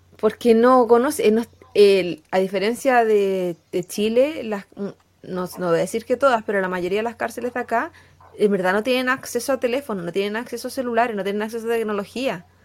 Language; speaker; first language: Spanish; native; Spanish